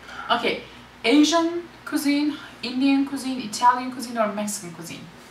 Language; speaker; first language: English; non-native, fluent; Turkish